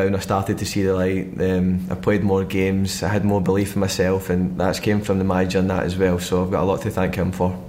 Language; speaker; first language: English; native; English